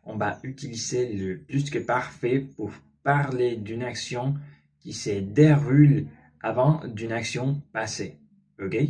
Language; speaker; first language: French; non-native, learner; Spanish